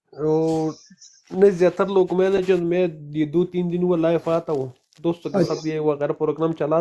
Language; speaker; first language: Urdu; non-native, local second language; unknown